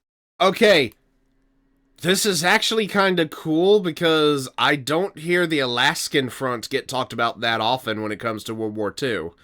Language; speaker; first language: English; native; English